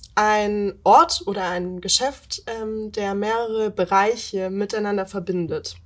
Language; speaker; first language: German; native; German